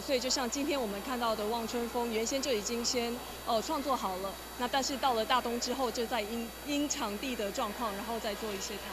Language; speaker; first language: Chinese; native; Chinese